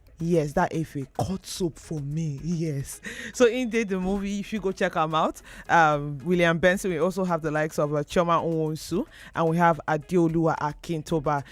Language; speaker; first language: Nigerian Pidgin; native; Nigerian Pidgin